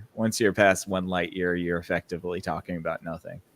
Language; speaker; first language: English; native; English